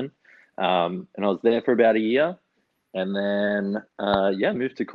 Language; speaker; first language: English; native; English